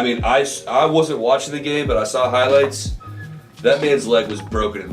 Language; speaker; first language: English; native; English